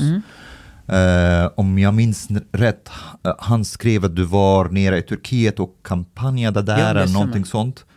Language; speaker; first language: Swedish; early bilingual, other home language; Arabic